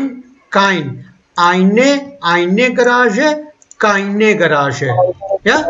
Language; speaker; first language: German; non-native, fluent; Hindi